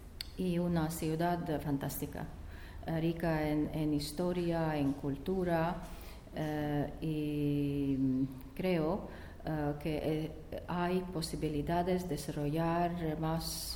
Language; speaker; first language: Spanish; non-native, learner; Latvian